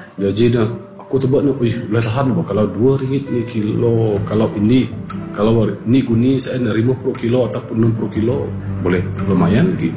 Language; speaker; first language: Malay; non-native, local second language; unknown